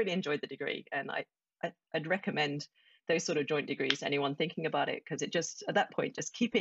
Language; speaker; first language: English; native; English